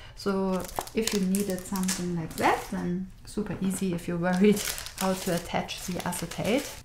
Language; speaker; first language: English; non-native, fluent; German